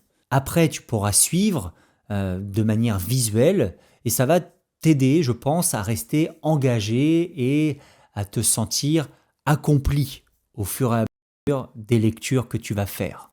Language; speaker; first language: French; native; French